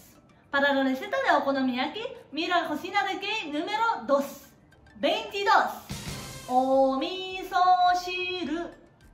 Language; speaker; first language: Spanish; non-native, fluent; Japanese